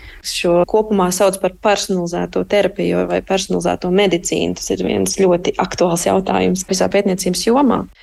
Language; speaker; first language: Latvian; early bilingual, heritage; Latvian